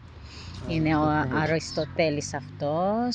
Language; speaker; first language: Greek; non-native, learner; Filipino